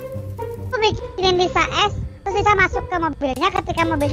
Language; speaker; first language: Indonesian; native; Indonesian